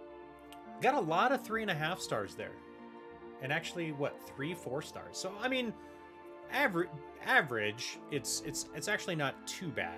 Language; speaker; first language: English; native; English